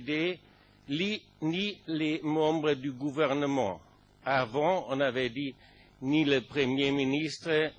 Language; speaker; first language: French; non-native, fluent; German